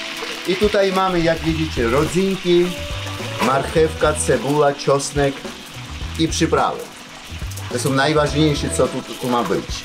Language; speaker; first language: Polish; non-native, fluent; Georgian